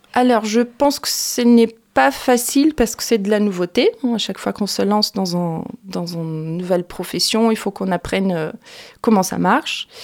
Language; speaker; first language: French; non-native, fluent; Portuguese